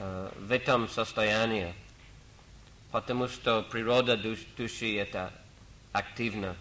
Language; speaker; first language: Russian; non-native, fluent; English